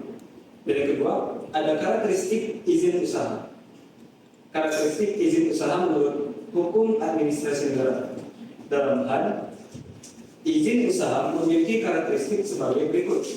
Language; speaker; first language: Indonesian; native; Indonesian